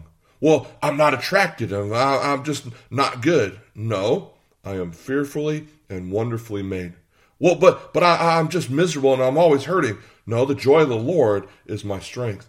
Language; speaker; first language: English; native; English